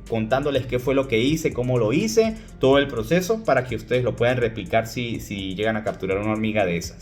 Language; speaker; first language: Spanish; native; Spanish